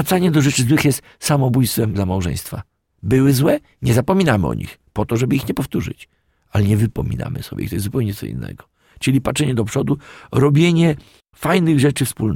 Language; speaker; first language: Polish; native; Polish